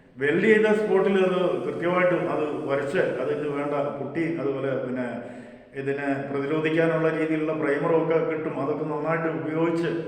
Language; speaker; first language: Malayalam; native; Malayalam